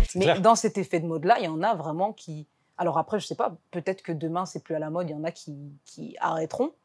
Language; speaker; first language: French; native; French